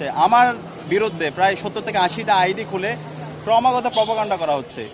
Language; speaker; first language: Bangla; native; Bangla